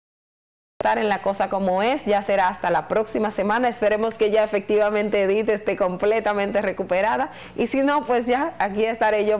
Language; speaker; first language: Spanish; native; Spanish